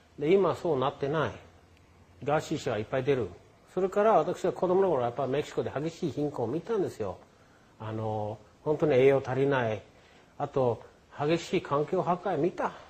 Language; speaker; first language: Japanese; non-native, fluent; English